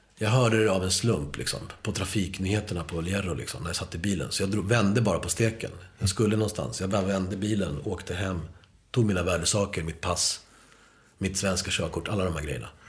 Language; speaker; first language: Swedish; early bilingual, other home language; Spanish